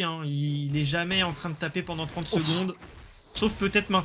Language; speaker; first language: French; native; French